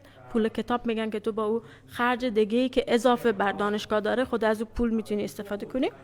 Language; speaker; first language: Persian; early bilingual, heritage; Persian